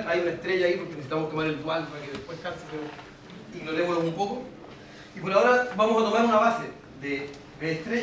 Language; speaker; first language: Spanish; native; Spanish